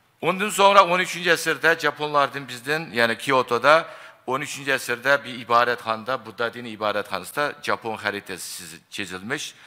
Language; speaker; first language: Turkish; non-native, fluent; Japanese